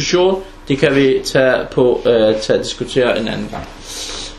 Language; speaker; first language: Danish; non-native, fluent; Arabic